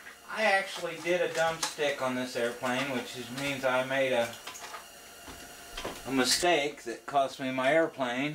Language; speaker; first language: English; native; English